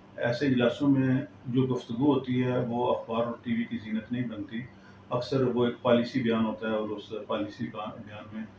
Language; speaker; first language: Urdu; non-native, local second language; Pahari-Potwari